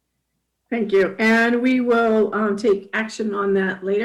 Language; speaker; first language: English; native; English